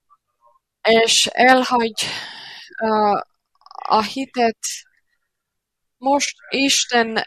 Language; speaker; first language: Hungarian; non-native, learner; Finnish